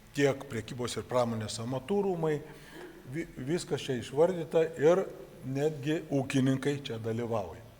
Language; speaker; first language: Lithuanian; native; Lithuanian